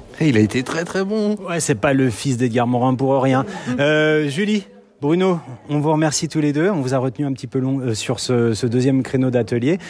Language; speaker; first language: French; native; French